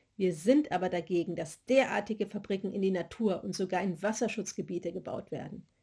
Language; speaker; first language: German; native; German